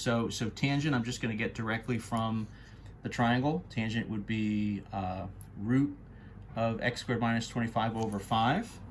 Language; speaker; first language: English; native; English